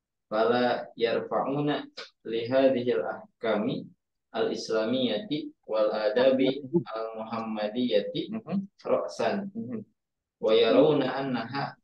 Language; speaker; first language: Arabic; non-native, fluent; Indonesian